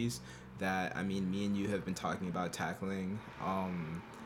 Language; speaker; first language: English; native; English